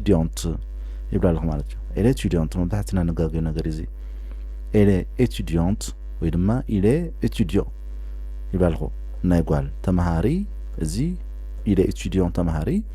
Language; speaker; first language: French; non-native, fluent; Tigrinya